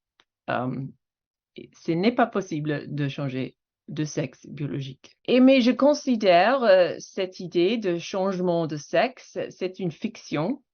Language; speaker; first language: French; non-native, fluent; English